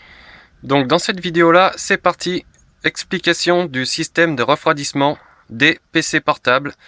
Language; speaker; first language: French; native; French